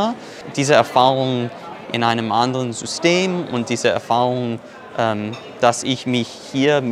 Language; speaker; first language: German; non-native, fluent; English